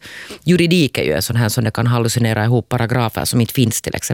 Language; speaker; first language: Swedish; native; Swedish